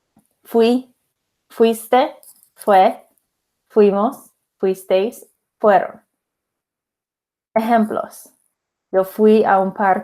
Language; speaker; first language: Spanish; non-native, fluent; English